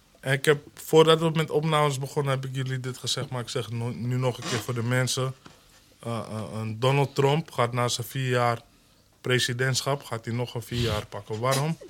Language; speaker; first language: Dutch; early bilingual, other home language; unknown